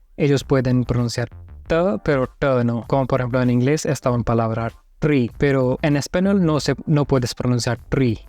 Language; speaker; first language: Spanish; non-native, learner; Hindi